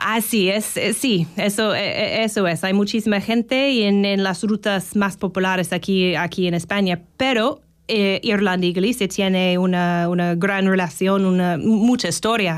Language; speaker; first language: Spanish; non-native, fluent; English